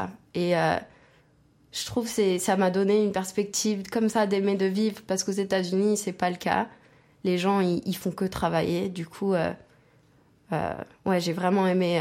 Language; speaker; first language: French; non-native, fluent; Spanish